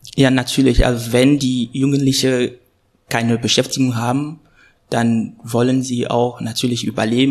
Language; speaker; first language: German; non-native, fluent; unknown